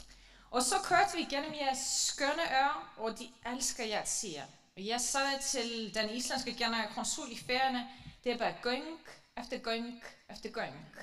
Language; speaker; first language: Danish; non-native, fluent; Icelandic